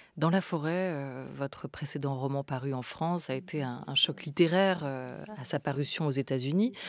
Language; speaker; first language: French; native; French